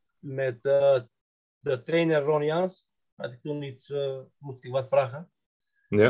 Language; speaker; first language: Dutch; non-native, fluent; Macedonian